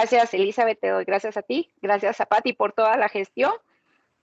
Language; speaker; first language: Spanish; native; Spanish